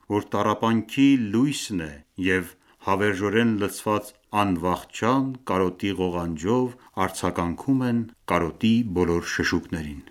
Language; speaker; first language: Armenian; early bilingual, heritage; Armenian